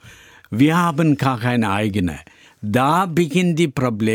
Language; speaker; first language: German; non-native, learner; Tamil